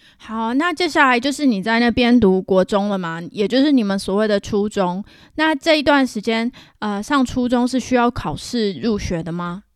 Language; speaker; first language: Chinese; native; Chinese